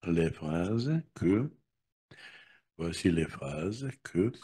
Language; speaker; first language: French; non-native, fluent; Russian